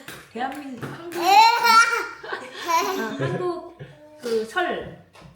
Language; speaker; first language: Korean; native; Korean